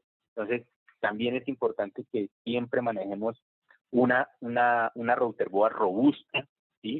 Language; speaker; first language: Spanish; native; Spanish